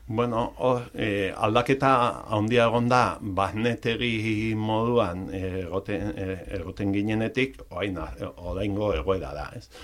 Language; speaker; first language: Basque; non-native, local second language; Spanish